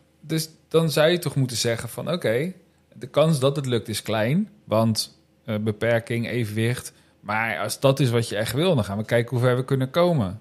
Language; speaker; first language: Dutch; native; Dutch